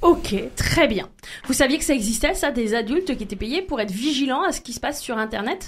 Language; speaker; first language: French; native; French